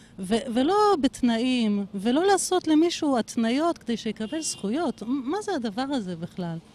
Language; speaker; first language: Hebrew; native; Hebrew